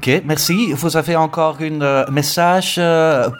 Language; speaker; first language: French; non-native, fluent; Dutch